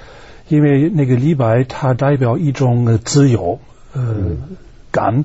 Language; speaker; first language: Chinese; non-native, fluent; German